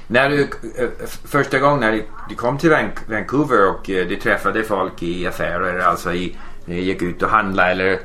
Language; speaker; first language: Swedish; non-native, fluent; English